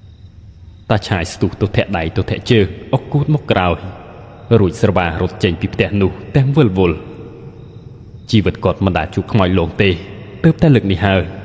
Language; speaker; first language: Khmer; native; Khmer